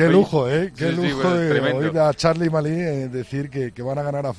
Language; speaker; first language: Spanish; native; Spanish